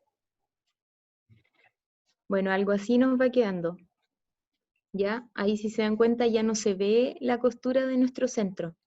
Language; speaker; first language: Spanish; native; Spanish